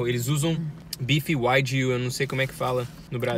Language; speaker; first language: Portuguese; native; Portuguese